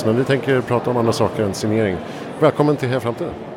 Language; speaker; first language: Swedish; native; Swedish